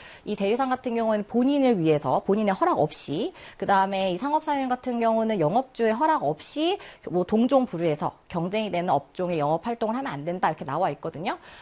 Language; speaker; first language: Korean; native; Korean